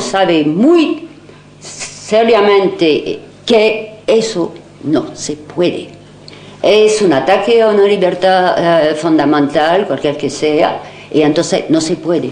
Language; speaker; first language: Spanish; non-native, fluent; French